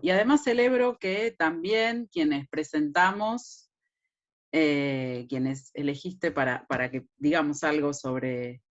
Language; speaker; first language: Spanish; native; Spanish